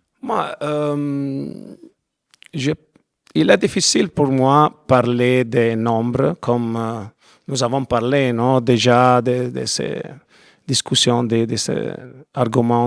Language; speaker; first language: French; non-native, learner; Italian